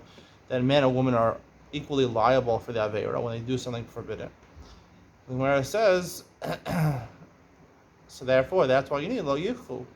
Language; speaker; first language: English; native; English